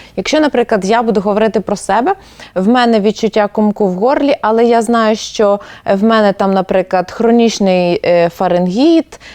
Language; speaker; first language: Ukrainian; native; Ukrainian